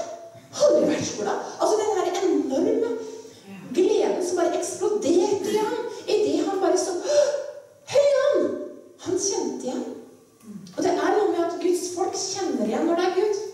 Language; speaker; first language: Norwegian; native; Norwegian